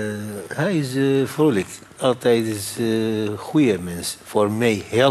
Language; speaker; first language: Dutch; non-native, learner; Arabic